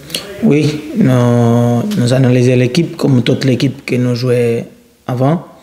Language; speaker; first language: French; non-native, learner; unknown